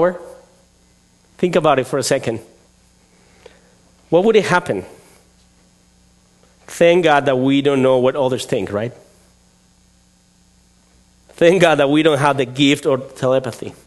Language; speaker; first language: English; non-native, fluent; Spanish